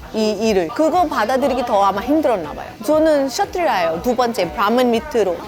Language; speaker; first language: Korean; non-native, fluent; Hindi